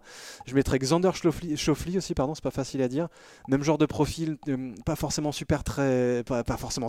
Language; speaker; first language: French; native; French